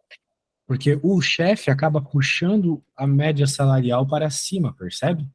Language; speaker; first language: Portuguese; native; Portuguese